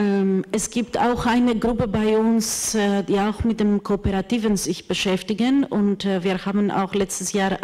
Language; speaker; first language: German; non-native, fluent; Greek